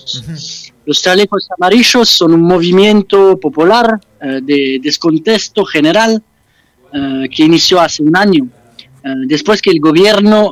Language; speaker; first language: Spanish; non-native, fluent; French